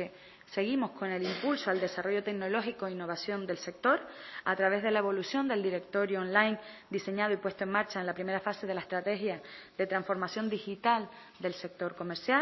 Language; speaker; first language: Spanish; native; Spanish